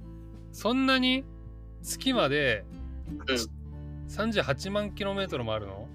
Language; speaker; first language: Japanese; native; Japanese